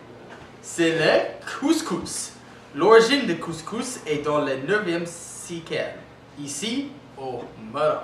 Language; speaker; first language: French; non-native, learner; English